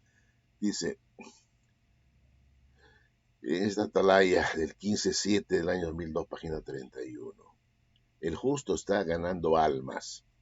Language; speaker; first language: Spanish; native; Spanish